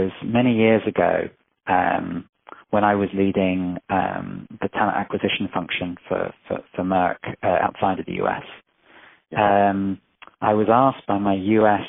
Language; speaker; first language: English; native; English